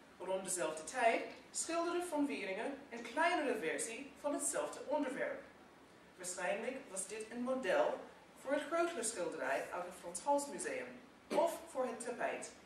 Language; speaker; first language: Dutch; non-native, fluent; English